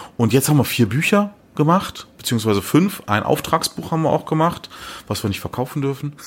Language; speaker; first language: German; early bilingual, other home language; Turkish